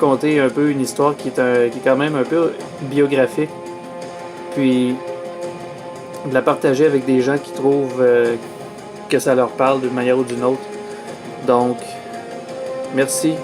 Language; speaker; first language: French; native; French